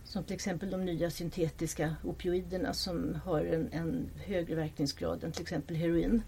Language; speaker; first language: Swedish; non-native, fluent; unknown